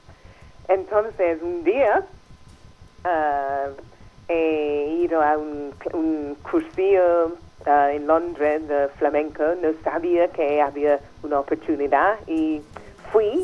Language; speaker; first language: Spanish; non-native, fluent; English